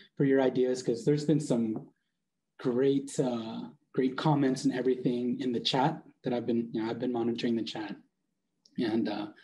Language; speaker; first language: English; native; English